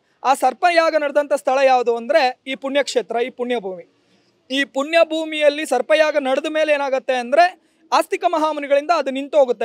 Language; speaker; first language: Kannada; native; Kannada